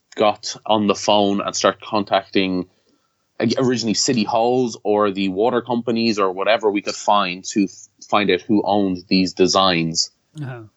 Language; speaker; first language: English; native; English